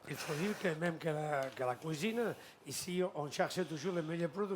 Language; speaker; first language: French; non-native, learner; Catalan